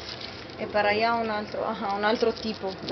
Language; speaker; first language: Spanish; non-native, learner; Italian